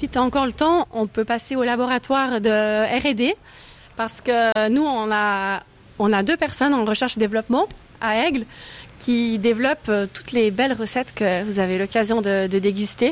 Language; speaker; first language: French; native; French